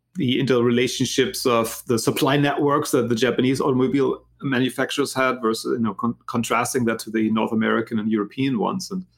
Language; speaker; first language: English; non-native, fluent; German